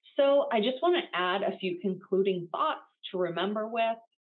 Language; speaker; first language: English; native; English